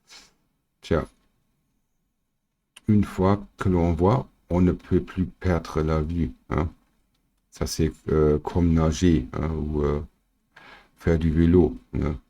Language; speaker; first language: French; non-native, fluent; German